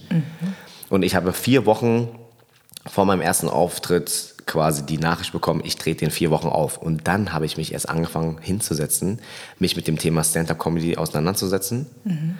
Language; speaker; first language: German; early bilingual, other home language; Vietnamese